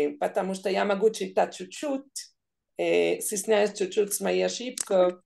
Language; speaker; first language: Russian; non-native, learner; Hebrew